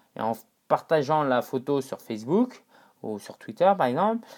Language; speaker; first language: French; non-native, fluent; Chinese